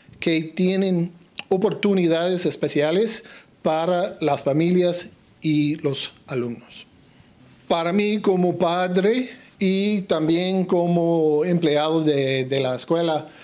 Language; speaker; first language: Spanish; non-native, learner; English